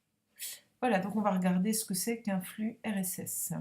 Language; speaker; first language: French; native; French